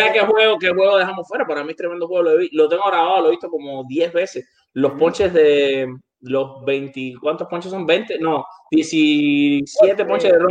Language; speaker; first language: Spanish; native; Spanish